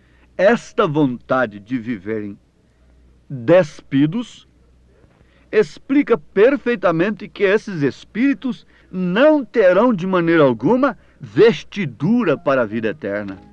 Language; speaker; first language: Portuguese; native; Portuguese